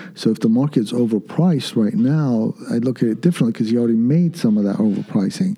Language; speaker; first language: English; early bilingual, other home language; Arabic